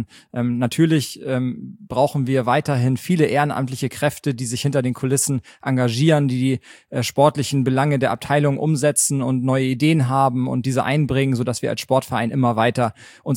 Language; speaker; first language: German; native; German